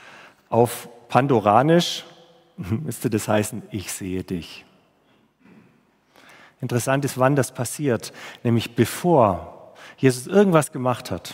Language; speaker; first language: German; native; German